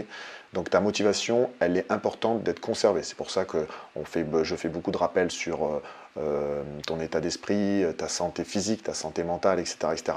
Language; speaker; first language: French; native; French